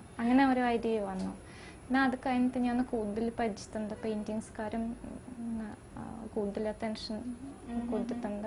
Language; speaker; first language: Malayalam; non-native, fluent; Russian